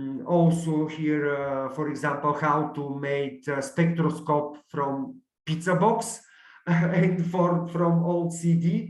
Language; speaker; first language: English; non-native, learner; Bulgarian